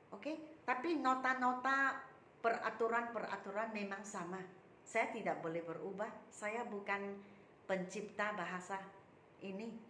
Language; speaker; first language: Malay; non-native, local second language; Chinese